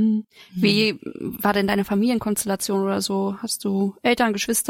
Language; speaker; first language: German; native; German